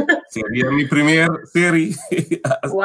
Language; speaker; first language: Spanish; non-native, fluent; Papiamento